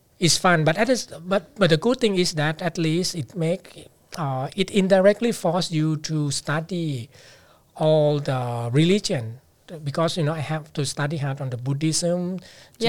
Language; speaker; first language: English; non-native, fluent; Thai